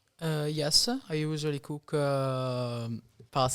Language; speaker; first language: English; non-native, learner; Italian